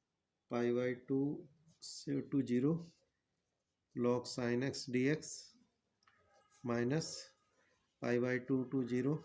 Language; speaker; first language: English; non-native, local second language; Hindi